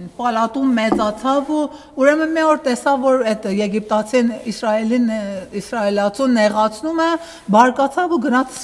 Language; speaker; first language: Armenian; early bilingual, heritage; Armenian